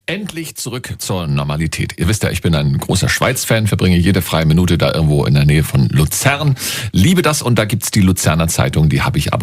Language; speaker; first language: German; native; German